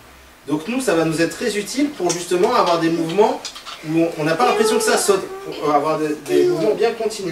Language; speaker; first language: French; native; French